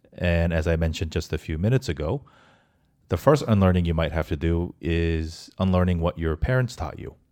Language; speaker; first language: English; early bilingual, other home language; Korean